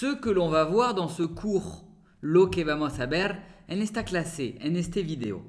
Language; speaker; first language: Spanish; non-native, fluent; French